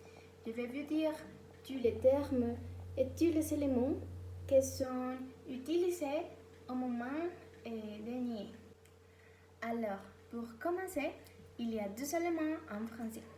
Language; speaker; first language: French; non-native, learner; Spanish